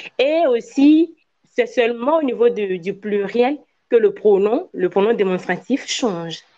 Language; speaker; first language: French; non-native, local second language; Ewe